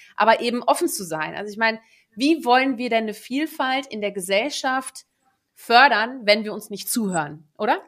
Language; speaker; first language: German; early bilingual, other home language; Dutch